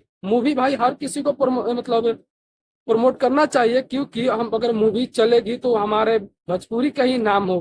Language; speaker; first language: Hindi; non-native, local second language; Bhojpuri